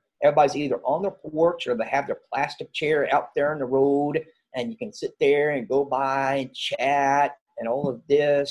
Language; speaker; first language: English; native; English